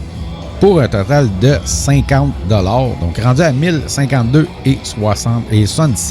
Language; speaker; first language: French; native; French